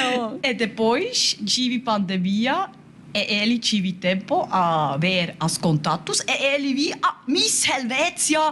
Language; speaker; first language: Portuguese; non-native, learner; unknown